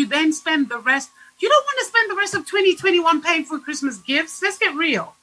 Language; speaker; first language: English; non-native, local second language; Shona